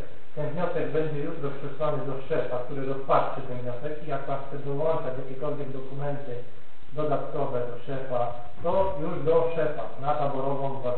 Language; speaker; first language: Polish; native; Polish